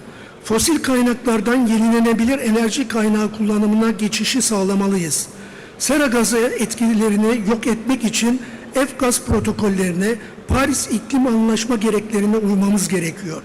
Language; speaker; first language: Turkish; native; Turkish